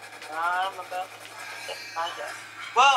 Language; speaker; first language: English; native; English